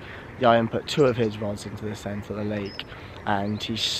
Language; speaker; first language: English; native; English